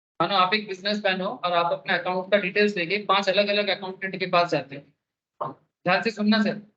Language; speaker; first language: Hindi; non-native, local second language; Bangla